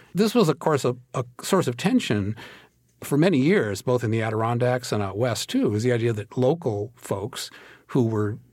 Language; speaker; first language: English; native; English